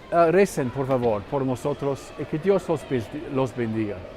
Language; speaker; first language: Spanish; non-native, fluent; English